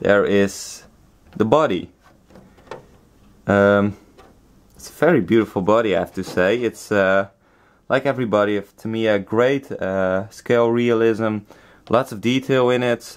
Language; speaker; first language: English; non-native, fluent; Dutch